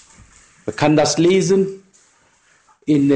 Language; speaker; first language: German; non-native, learner; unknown